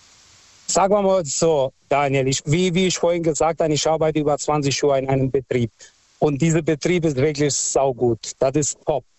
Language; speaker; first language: German; non-native, fluent; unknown